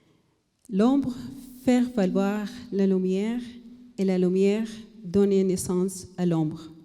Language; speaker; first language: French; non-native, learner; Arabic